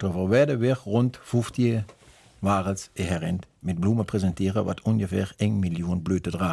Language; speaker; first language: German; native; German